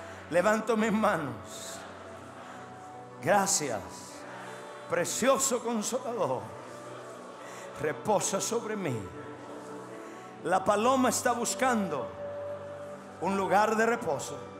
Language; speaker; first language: Spanish; native; Spanish